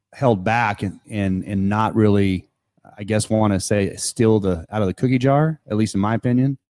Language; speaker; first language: English; native; English